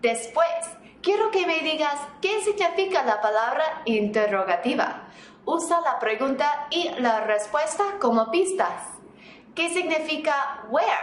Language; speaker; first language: Spanish; non-native, fluent; English